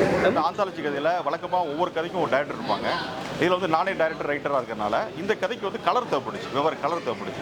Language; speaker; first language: Tamil; native; Tamil